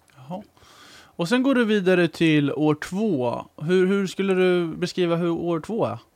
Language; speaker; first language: Swedish; native; Swedish